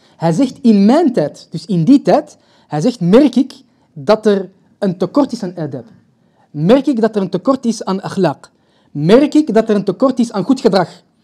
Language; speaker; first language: Dutch; early bilingual, other home language; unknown